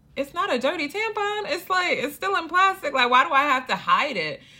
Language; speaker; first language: English; native; English